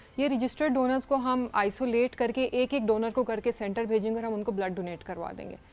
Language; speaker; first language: Urdu; native; Urdu